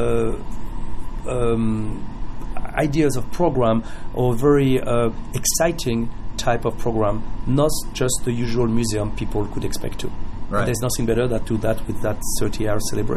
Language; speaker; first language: English; non-native, fluent; French